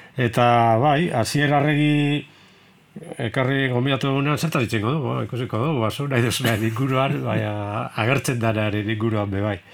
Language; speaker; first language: Basque; native; Basque